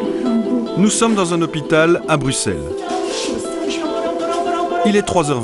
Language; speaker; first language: French; native; French